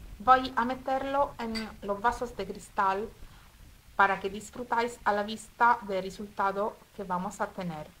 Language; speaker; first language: Spanish; non-native, fluent; Italian